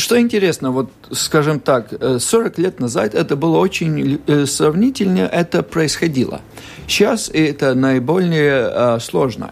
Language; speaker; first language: Russian; non-native, local second language; Latvian